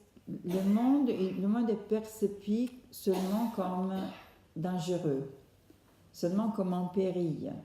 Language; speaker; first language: French; non-native, fluent; Italian